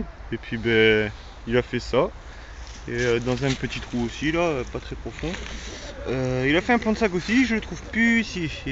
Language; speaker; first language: French; native; French